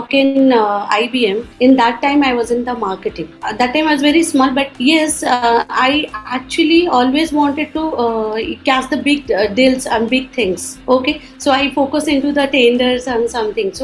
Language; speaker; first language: English; non-native, local second language; Odia